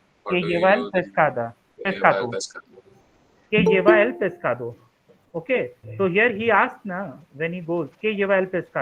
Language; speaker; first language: Spanish; non-native, fluent; Hindi